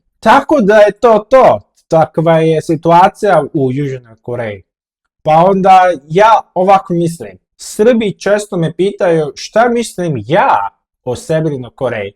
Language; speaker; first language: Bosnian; non-native, fluent; Korean